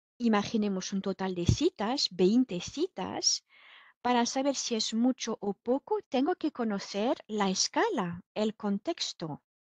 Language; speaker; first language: Spanish; non-native, fluent; French